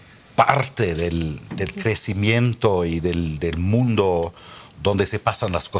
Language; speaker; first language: Spanish; non-native, fluent; German